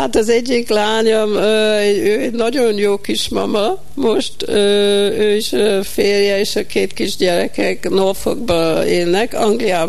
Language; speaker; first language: Hungarian; early bilingual, heritage; Hungarian